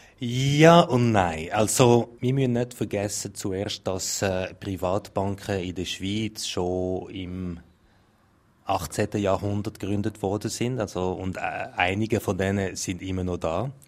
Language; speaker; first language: German; non-native, local second language; French